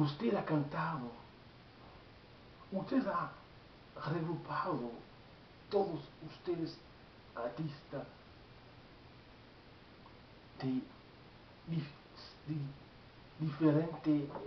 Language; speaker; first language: Spanish; non-native, learner; Haitian Creole